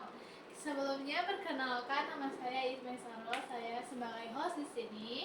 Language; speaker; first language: Indonesian; native; Indonesian